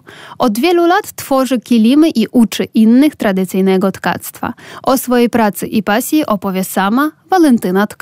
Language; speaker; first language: Polish; non-native, fluent; Ukrainian